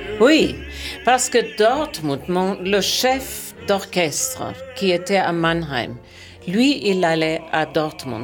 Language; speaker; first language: French; non-native, fluent; German